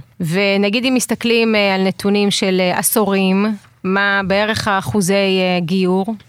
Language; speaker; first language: Hebrew; early bilingual, other home language; Russian